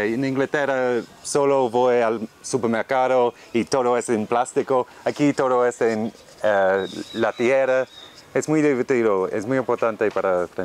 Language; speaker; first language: Spanish; non-native, learner; English